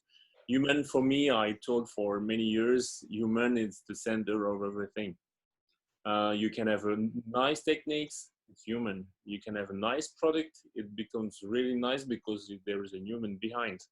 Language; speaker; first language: English; non-native, fluent; French